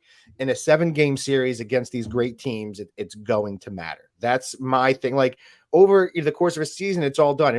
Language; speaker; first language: English; native; English